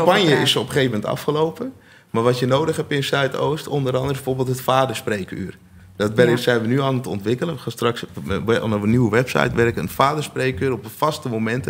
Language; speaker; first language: Dutch; native; Dutch